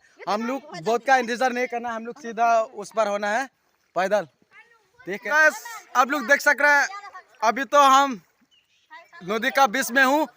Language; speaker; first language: Hindi; non-native, local second language; Chakma